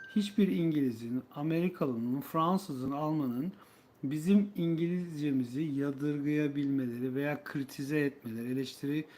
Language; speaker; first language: Turkish; native; Turkish